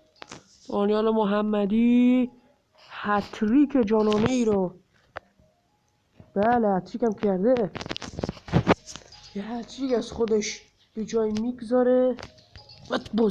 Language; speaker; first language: Persian; native; Persian